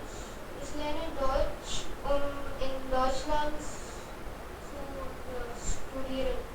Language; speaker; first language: German; non-native, learner; Hindi